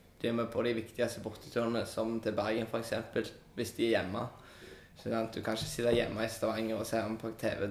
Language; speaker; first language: Norwegian; native; Norwegian